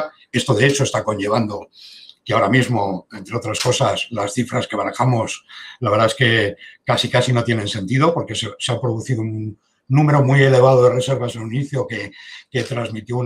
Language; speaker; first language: Spanish; native; Spanish